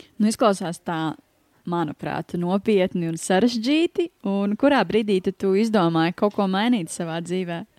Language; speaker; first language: Latvian; native; Latvian